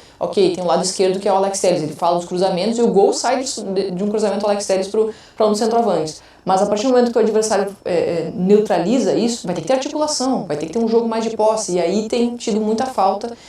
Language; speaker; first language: Portuguese; native; Portuguese